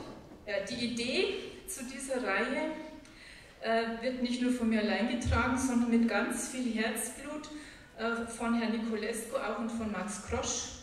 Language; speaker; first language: German; native; German